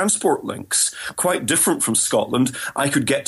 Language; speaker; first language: English; native; English